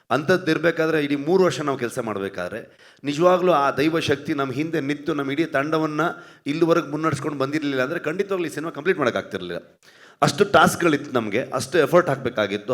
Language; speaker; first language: Kannada; native; Kannada